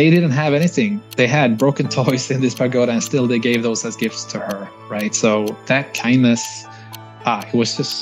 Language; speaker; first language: English; non-native, fluent; Swedish